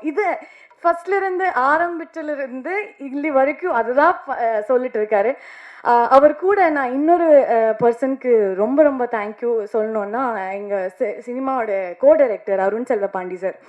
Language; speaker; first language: Tamil; non-native, learner; Kannada